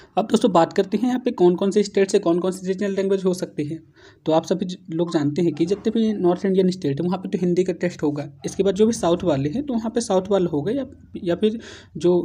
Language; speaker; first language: Hindi; native; Hindi